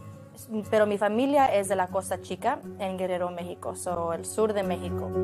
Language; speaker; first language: Spanish; early bilingual, heritage; Spanish